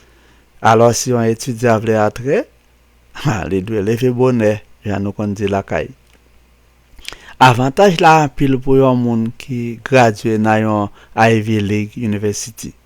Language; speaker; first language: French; non-native, local second language; Haitian Creole